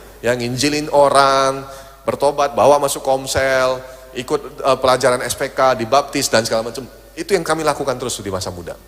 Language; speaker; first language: Indonesian; native; Indonesian